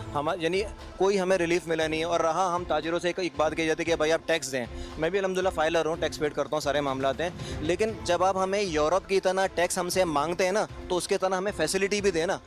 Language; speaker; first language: Urdu; native; Urdu